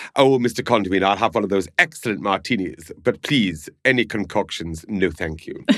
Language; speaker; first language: English; native; English